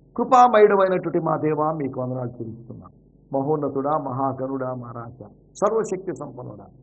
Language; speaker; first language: Telugu; native; Telugu